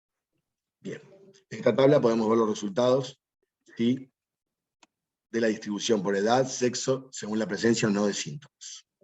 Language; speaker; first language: Spanish; native; Spanish